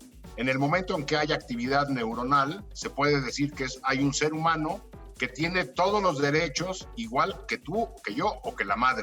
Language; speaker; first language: Spanish; native; Spanish